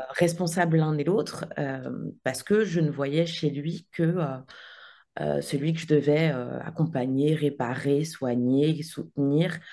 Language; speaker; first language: French; native; French